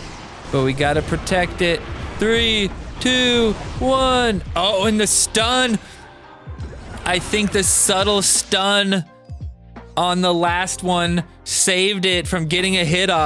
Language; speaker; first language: English; native; English